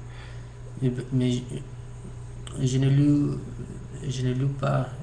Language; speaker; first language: French; non-native, learner; English